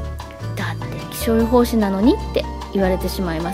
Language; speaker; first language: Japanese; native; Japanese